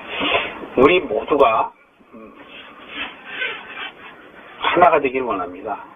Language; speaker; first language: Korean; native; Korean